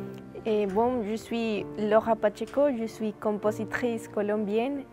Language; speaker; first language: French; non-native, fluent; Spanish